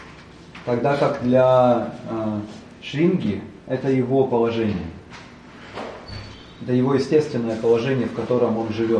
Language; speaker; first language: Russian; native; Russian